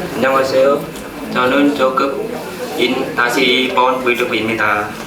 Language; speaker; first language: Korean; non-native, learner; Vietnamese